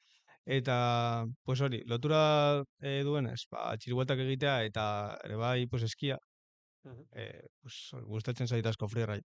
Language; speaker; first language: Basque; non-native, local second language; Spanish